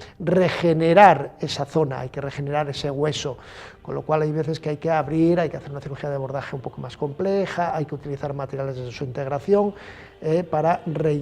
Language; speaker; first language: Spanish; native; Spanish